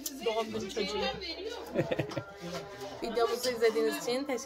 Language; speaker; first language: Turkish; native; Turkish